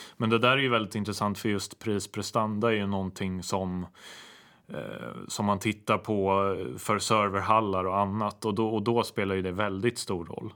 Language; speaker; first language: Swedish; native; Swedish